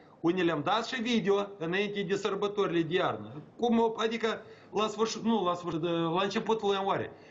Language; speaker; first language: Romanian; native; Romanian